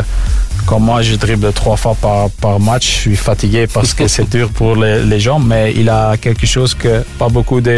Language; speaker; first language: French; non-native, local second language; Dutch